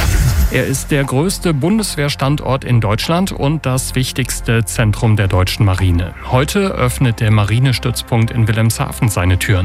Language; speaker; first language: German; native; German